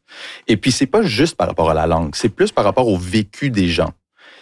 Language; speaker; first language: French; early bilingual, other home language; English